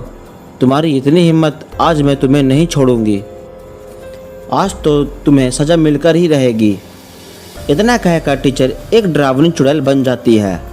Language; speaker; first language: Hindi; native; Hindi